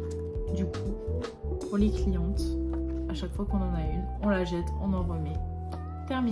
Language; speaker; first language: French; native; French